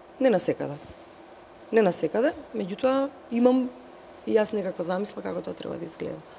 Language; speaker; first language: Macedonian; non-native, local second language; Albanian